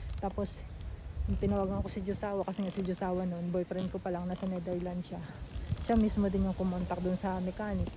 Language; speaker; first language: Filipino; native; Filipino